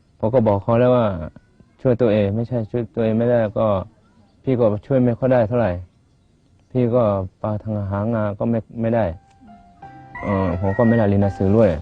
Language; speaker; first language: Thai; non-native, local second language; Akha